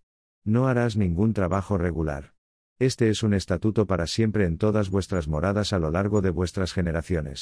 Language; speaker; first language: Spanish; native; Spanish